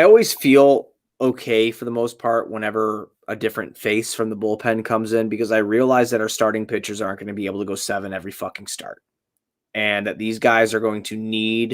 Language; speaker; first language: English; native; English